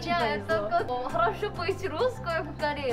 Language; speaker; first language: Russian; non-native, fluent; Korean